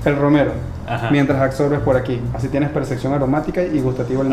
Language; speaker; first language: Spanish; native; Spanish